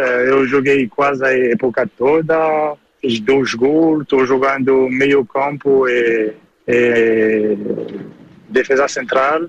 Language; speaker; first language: Portuguese; early bilingual, heritage; French